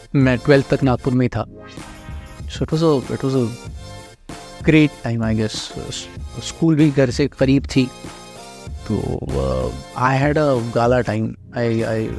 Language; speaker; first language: Hindi; non-native, local second language; Marathi